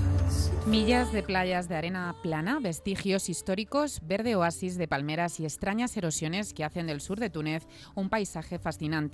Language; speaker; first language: Spanish; native; Spanish